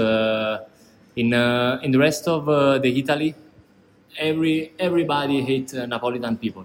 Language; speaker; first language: English; non-native, learner; Italian